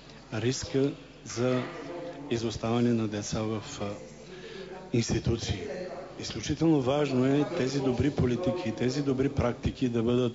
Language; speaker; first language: Bulgarian; native; Bulgarian